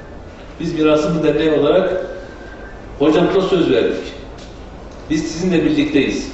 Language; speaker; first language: Turkish; native; Turkish